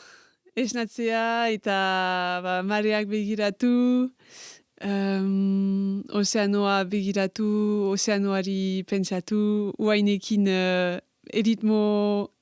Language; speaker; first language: Basque; non-native, local second language; French